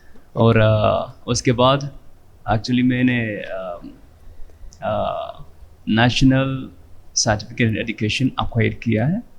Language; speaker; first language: Hindi; non-native, fluent; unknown